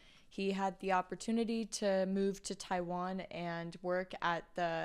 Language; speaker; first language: English; non-native, fluent; Chinese